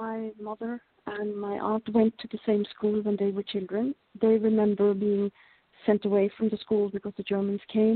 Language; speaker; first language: English; non-native, fluent; Norwegian